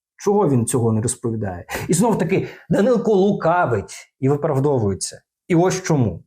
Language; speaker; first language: Ukrainian; non-native, local second language; Russian